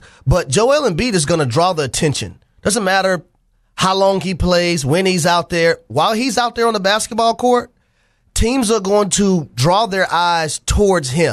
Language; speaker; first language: English; native; English